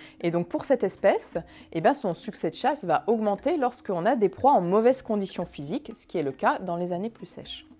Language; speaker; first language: French; native; French